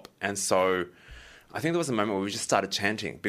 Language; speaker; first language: English; native; English